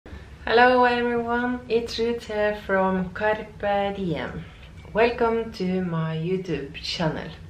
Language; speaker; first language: English; non-native, learner; Norwegian